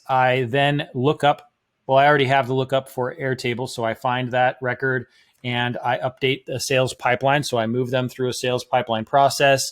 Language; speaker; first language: English; native; English